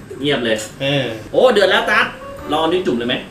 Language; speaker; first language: Thai; native; Thai